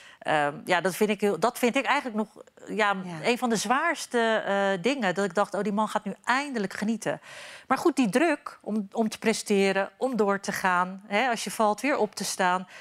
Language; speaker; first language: Dutch; early bilingual, other home language; Turkish